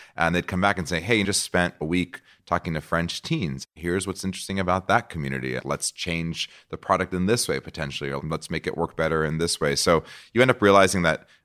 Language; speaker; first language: English; non-native, fluent; Portuguese